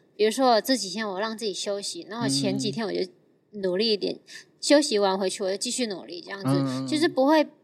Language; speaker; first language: Chinese; non-native, fluent; Cantonese